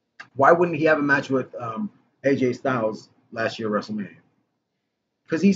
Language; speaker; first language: English; native; English